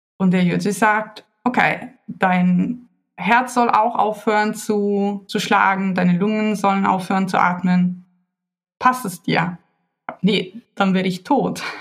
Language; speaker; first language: German; non-native, fluent; Italian